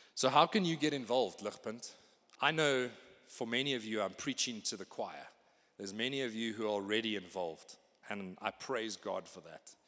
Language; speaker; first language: English; native; English